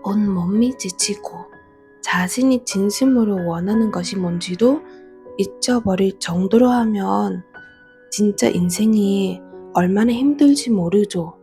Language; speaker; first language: Korean; non-native, fluent; Vietnamese